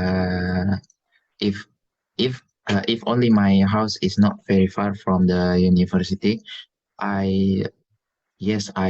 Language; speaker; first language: English; non-native, learner; Indonesian